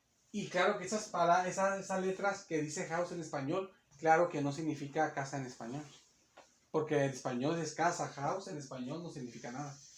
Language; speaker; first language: Spanish; native; Spanish